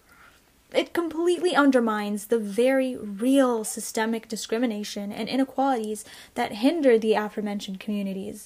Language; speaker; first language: English; native; English